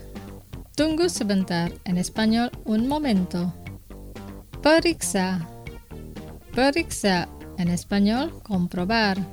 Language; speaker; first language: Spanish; non-native, fluent; Indonesian